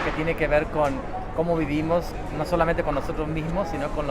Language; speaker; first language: Spanish; native; Spanish